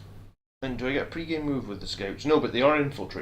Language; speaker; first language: English; native; English